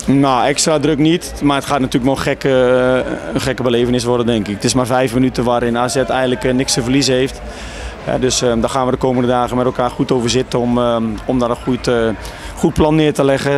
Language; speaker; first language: Dutch; native; Dutch